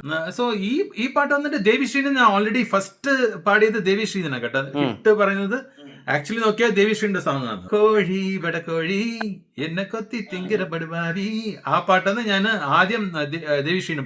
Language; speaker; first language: Malayalam; early bilingual, heritage; Malayalam